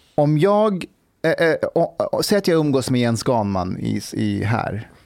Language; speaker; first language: Swedish; early bilingual, other home language; Persian